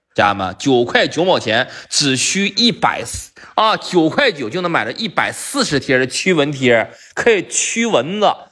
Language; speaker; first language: Chinese; native; Chinese